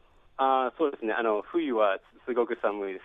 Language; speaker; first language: Japanese; non-native, fluent; English